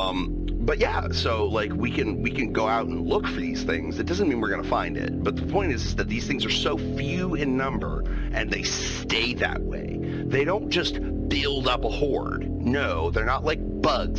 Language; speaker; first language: English; native; English